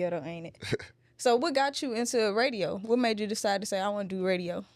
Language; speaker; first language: English; native; English